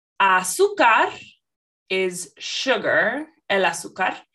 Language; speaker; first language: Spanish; non-native, fluent; English